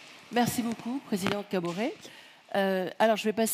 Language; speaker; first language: French; early bilingual, heritage; French